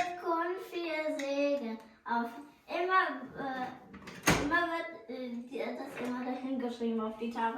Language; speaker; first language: German; early bilingual, other home language; Marathi